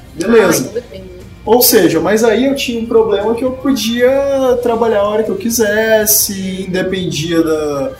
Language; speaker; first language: Portuguese; native; Portuguese